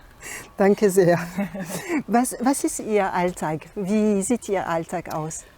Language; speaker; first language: German; non-native, fluent; French